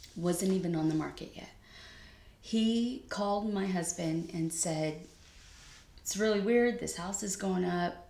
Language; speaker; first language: English; native; English